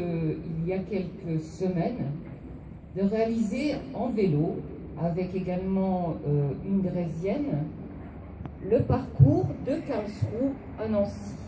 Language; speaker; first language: French; native; French